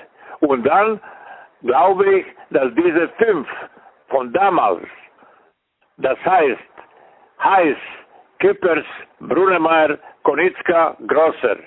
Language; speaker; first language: German; non-native, fluent; Serbian